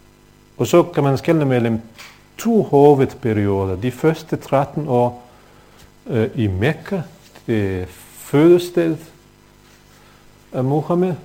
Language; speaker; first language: Danish; non-native, fluent; Bosnian